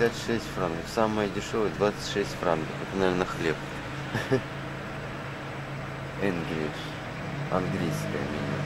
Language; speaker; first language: Russian; native; Russian